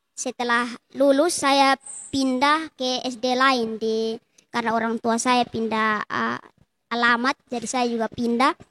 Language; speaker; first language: Indonesian; native; Indonesian